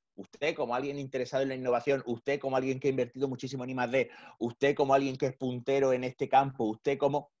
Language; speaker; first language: Spanish; native; Spanish